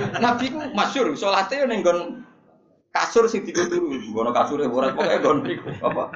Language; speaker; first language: Indonesian; non-native, local second language; Javanese